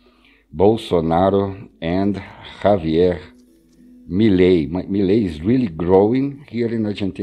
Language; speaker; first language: English; non-native, fluent; Portuguese